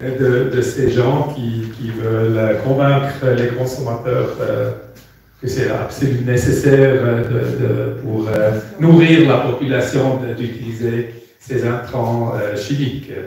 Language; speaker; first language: French; non-native, fluent; German